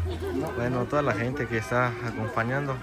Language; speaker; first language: Spanish; native; Spanish